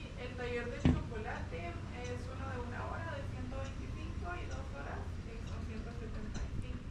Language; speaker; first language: Spanish; native; Spanish